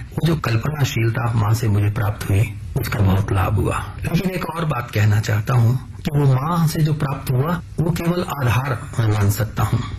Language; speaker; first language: Hindi; non-native, local second language; Punjabi